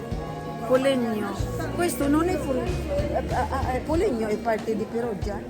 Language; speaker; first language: Italian; non-native, learner; Filipino